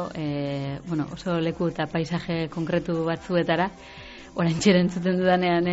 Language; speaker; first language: Basque; native; Basque